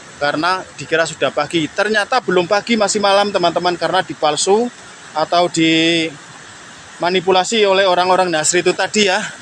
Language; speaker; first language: Indonesian; non-native, local second language; Javanese